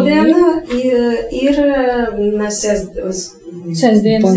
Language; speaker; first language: Latvian; non-native, learner; Russian